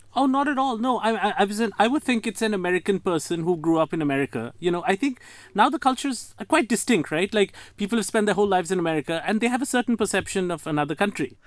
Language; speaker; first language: English; non-native, local second language; Bangla